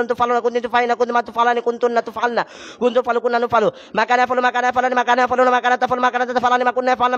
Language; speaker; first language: Arabic; non-native, learner; Bangla